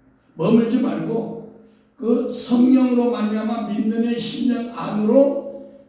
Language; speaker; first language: Korean; native; Korean